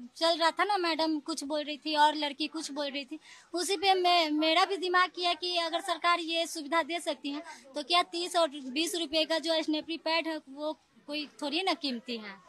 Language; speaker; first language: Hindi; native; Hindi